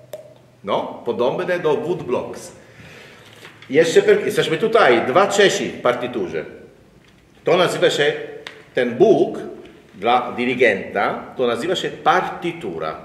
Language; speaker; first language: Polish; non-native, learner; Italian